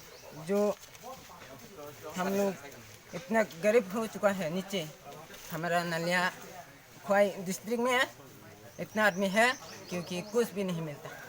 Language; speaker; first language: Hindi; non-native, local second language; Kok Borok